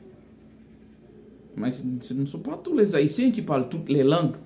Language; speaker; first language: French; non-native, local second language; Haitian Creole